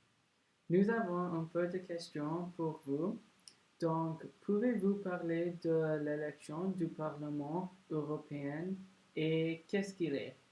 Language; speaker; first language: French; non-native, learner; English